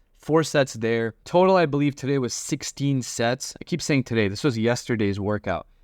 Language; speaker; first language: English; native; English